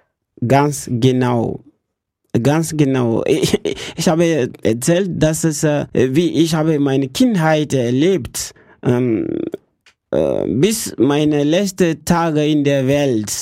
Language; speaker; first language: German; non-native, learner; French